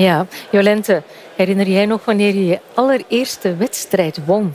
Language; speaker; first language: Dutch; native; Dutch